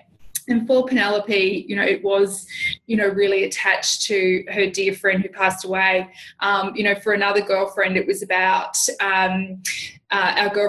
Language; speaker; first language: English; native; English